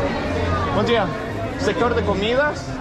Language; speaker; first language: Spanish; non-native, fluent; Danish